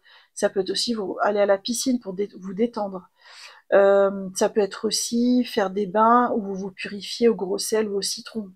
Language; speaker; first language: French; native; French